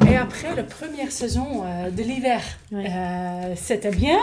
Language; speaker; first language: French; non-native, learner; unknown